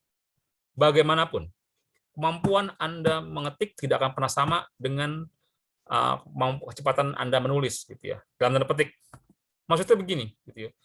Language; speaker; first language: Indonesian; native; Indonesian